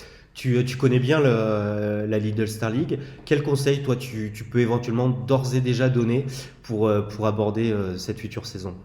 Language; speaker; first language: French; native; French